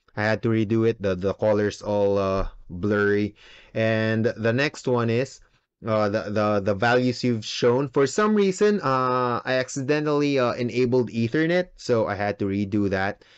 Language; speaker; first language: English; non-native, local second language; Filipino